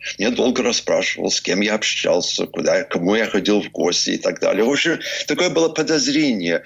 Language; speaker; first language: Russian; early bilingual, heritage; Russian